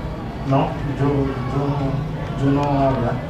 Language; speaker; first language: Spanish; non-native, learner; Haitian Creole